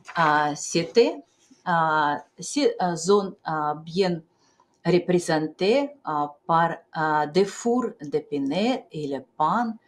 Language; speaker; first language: French; non-native, fluent; Russian